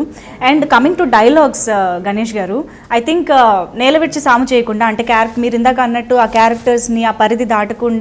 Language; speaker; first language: Telugu; native; Telugu